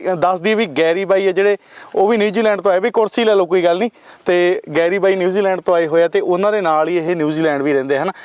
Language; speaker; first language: Punjabi; native; Punjabi